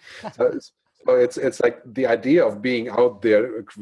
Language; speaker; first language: English; non-native, fluent; German